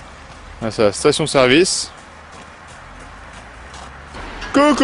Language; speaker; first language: French; native; French